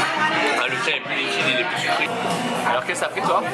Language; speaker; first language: French; native; French